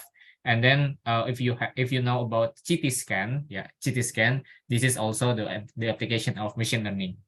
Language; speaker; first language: English; non-native, learner; Indonesian